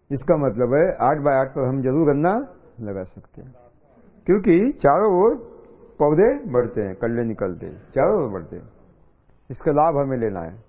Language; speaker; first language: Hindi; non-native, local second language; Marathi